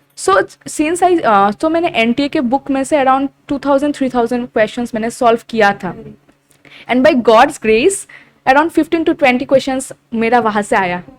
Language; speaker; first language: Hindi; non-native, local second language; Assamese